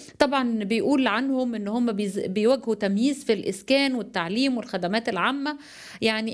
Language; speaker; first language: Arabic; native; Arabic